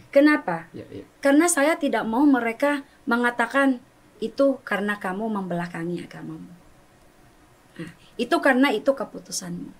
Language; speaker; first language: Indonesian; non-native, fluent; German